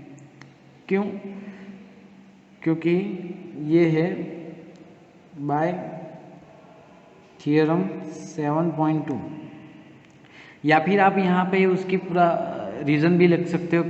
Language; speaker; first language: Hindi; native; Hindi